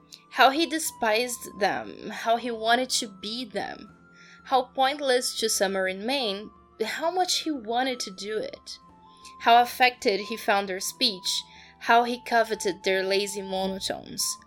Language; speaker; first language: English; non-native, fluent; Portuguese